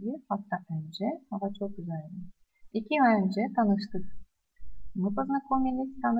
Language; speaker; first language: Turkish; non-native, fluent; Russian